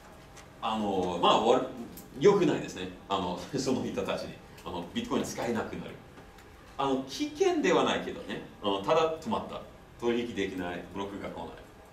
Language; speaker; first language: Japanese; non-native, fluent; English